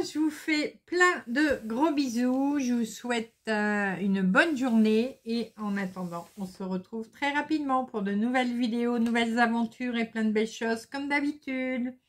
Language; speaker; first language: French; native; French